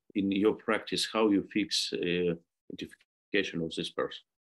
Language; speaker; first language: English; non-native, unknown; Ukrainian